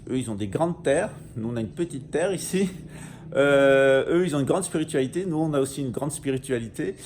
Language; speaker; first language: French; native; French